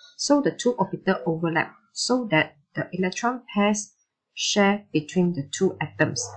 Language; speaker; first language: English; non-native, local second language; Chinese